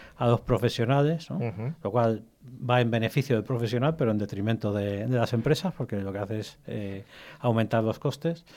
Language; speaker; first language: Spanish; native; Spanish